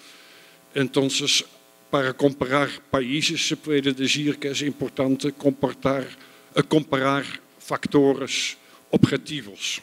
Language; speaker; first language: Spanish; non-native, fluent; Dutch